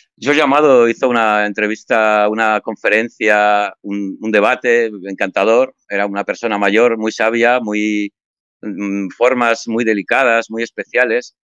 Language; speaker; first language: Spanish; native; Spanish